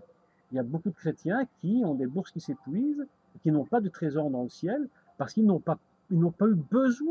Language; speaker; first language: French; native; French